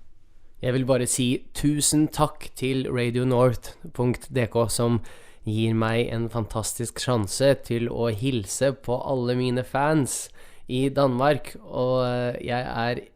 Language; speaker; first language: Norwegian; early bilingual, other home language; Russian